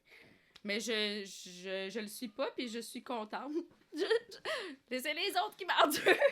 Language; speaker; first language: French; early bilingual, other home language; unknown